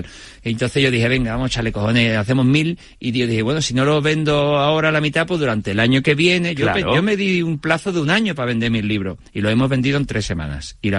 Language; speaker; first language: Spanish; native; Spanish